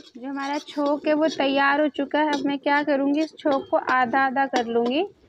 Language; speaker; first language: Hindi; native; Hindi